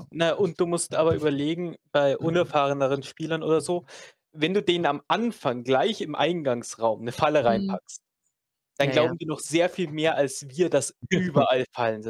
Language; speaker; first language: German; native; German